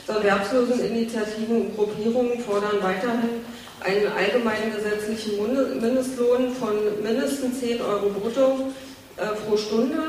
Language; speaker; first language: German; native; German